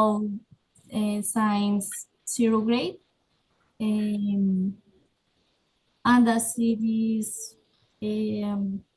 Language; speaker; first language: English; non-native, learner; Spanish